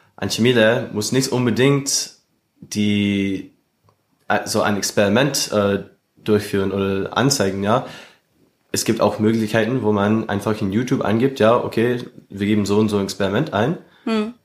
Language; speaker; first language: German; non-native, fluent; English